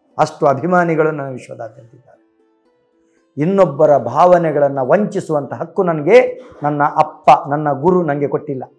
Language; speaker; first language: Kannada; non-native, local second language; Tulu